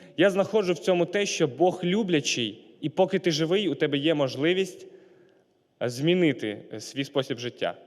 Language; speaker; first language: Ukrainian; non-native, local second language; Russian